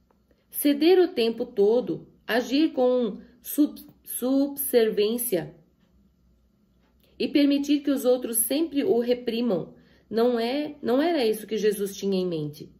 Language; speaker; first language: Portuguese; native; Portuguese